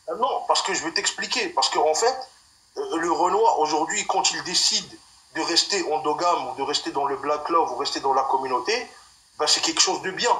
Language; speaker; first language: French; early bilingual, other home language; Arabic